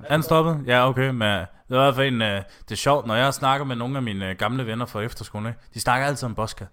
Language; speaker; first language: Danish; native; Danish